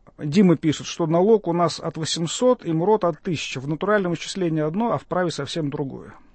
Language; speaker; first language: Russian; native; Russian